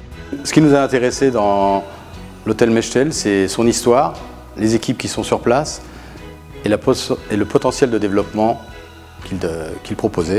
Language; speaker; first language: French; early bilingual, other home language; Arabic